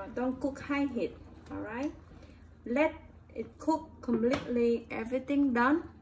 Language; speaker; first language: English; non-native, learner; Vietnamese